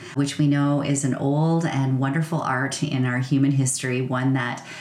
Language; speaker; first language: English; native; English